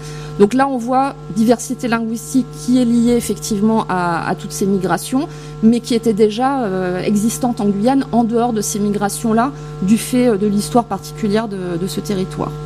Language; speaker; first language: French; native; French